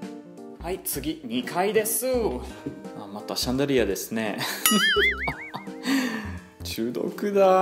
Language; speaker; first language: Japanese; non-native, fluent; English